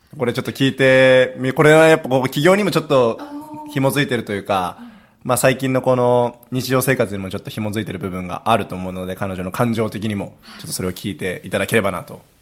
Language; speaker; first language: Japanese; native; Japanese